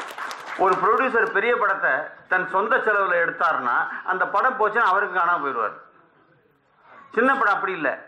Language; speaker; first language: Tamil; native; Tamil